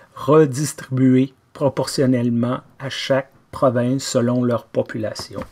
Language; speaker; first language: French; native; French